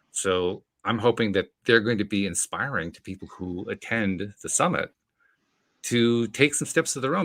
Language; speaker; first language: English; native; English